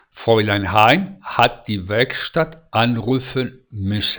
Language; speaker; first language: German; non-native, fluent; Spanish